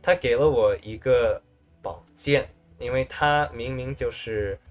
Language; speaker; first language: Chinese; non-native, learner; English